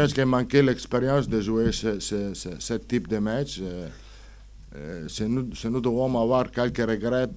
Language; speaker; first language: French; non-native, fluent; Italian